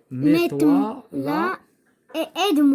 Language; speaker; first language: French; non-native, local second language; Arabic